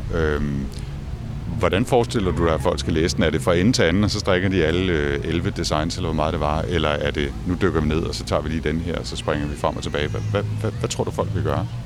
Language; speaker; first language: Danish; native; Danish